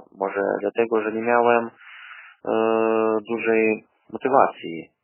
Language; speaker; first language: Polish; non-native, learner; Russian